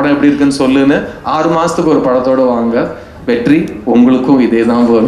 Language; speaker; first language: Tamil; native; Tamil